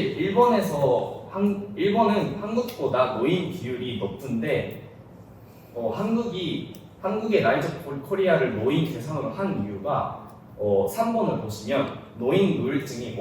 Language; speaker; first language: Korean; non-native, fluent; Japanese